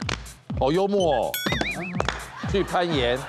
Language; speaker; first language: Chinese; native; Chinese